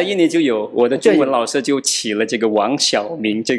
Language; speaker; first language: Chinese; non-native, fluent; Madurese